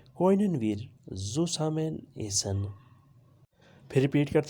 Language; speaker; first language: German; non-native, fluent; Urdu